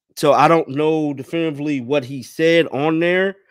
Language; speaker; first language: English; native; English